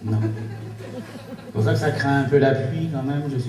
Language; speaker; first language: French; native; French